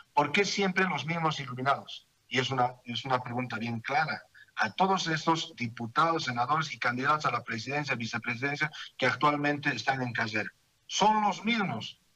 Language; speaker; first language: Spanish; native; Spanish